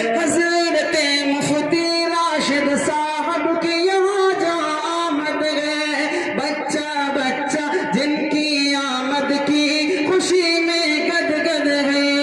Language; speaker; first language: Urdu; native; Urdu